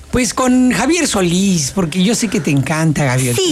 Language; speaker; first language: Spanish; native; Spanish